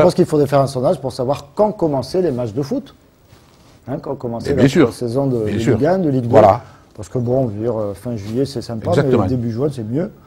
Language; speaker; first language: French; native; French